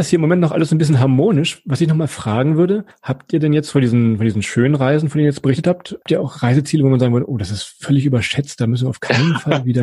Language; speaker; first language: German; native; German